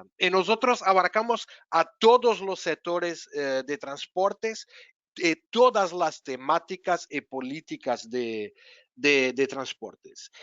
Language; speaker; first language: Spanish; non-native, fluent; Portuguese